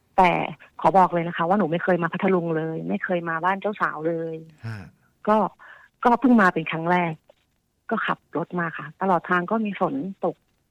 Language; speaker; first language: Thai; native; Thai